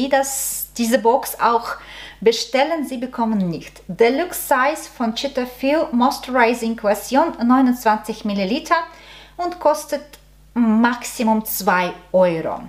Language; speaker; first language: German; non-native, learner; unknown